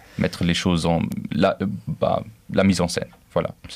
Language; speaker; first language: French; non-native, local second language; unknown